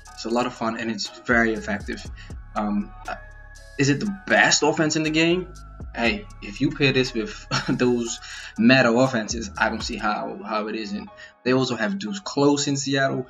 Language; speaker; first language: English; native; English